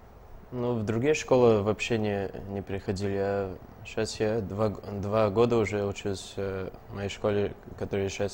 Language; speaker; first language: Russian; early bilingual, heritage; Russian